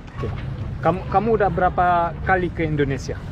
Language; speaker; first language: Indonesian; early bilingual, heritage; Indonesian